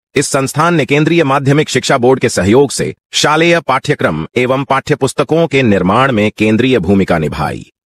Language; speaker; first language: Hindi; non-native, local second language; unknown